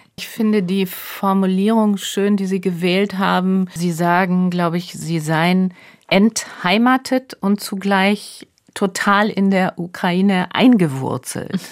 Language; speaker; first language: German; native; German